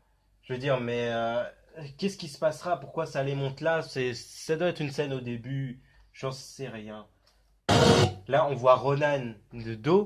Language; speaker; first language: French; native; French